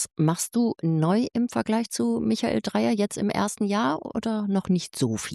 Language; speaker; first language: German; native; German